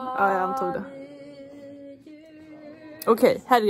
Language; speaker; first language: Swedish; native; Swedish